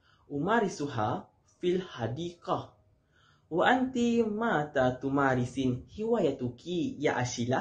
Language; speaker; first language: Arabic; non-native, learner; Malay